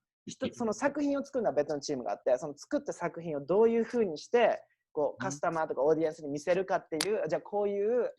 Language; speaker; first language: Japanese; native; Japanese